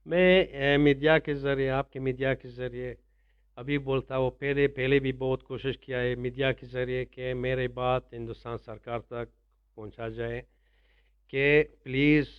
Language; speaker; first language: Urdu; non-native, learner; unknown